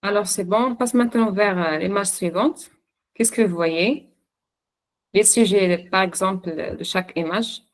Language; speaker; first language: French; non-native, local second language; Arabic